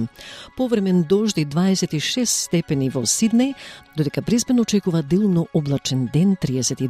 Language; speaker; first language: Macedonian; native; Macedonian